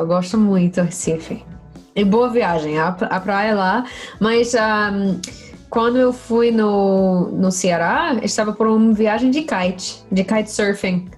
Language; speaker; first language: Portuguese; non-native, fluent; English